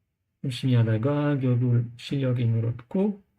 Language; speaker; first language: Korean; non-native, learner; English